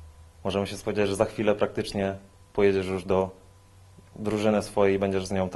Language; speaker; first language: Polish; native; Polish